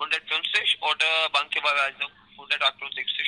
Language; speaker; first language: German; non-native, learner; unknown